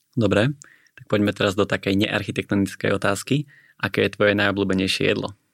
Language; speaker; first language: Slovak; native; Slovak